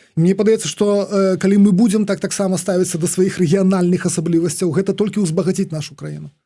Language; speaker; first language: Belarusian; non-native, local second language; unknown